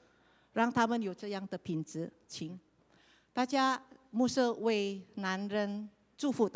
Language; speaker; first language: Chinese; non-native, learner; Indonesian